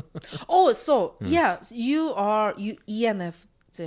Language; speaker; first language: English; non-native, learner; Korean